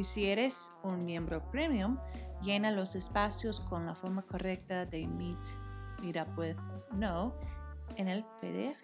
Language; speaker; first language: Spanish; non-native, fluent; English